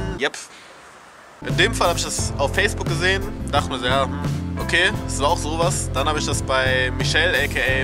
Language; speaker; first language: German; native; German